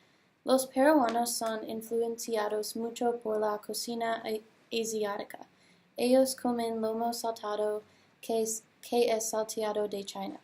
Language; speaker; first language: Spanish; non-native, learner; English